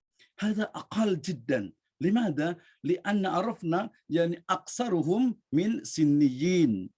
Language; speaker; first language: Arabic; non-native, learner; Indonesian